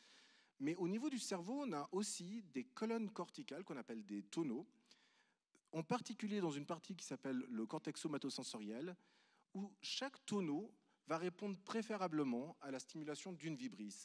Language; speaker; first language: French; native; French